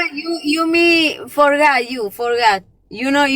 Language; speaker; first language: English; non-native, learner; Spanish